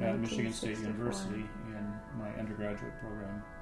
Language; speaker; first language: English; native; English